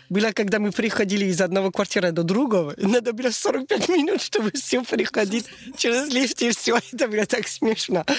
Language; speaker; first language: Russian; non-native, learner; French